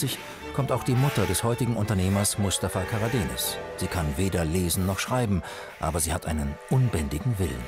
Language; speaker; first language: German; native; German